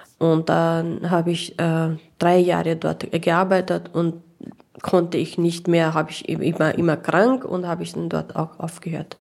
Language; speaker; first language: German; non-native, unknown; Urdu